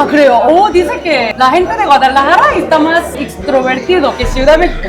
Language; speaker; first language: Spanish; non-native, fluent; Korean